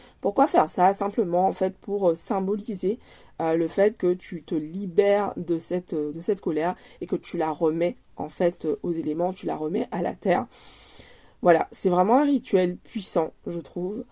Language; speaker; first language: French; native; French